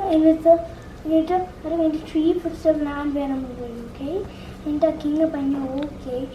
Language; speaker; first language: Malayalam; early bilingual, heritage; Malayalam